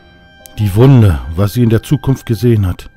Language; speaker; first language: German; native; German